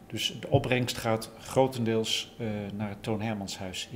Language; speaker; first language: Dutch; native; Dutch